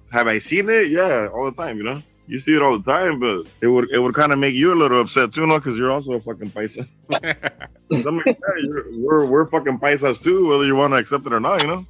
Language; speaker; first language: English; early bilingual, other home language; Spanish